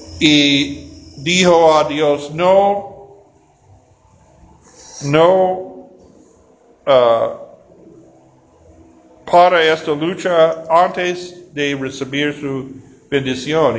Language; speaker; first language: Spanish; non-native, learner; English